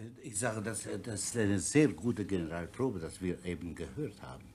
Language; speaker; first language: German; non-native, fluent; Russian